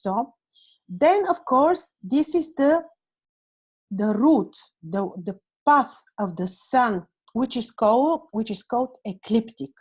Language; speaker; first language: English; non-native, fluent; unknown